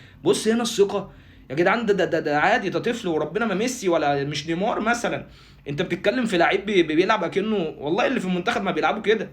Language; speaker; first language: Arabic; native; Arabic